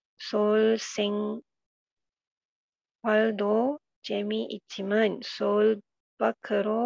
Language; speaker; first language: Korean; non-native, learner; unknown